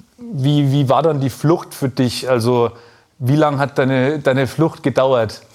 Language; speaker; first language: German; native; German